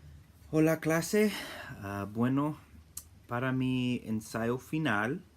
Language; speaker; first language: Spanish; non-native, fluent; English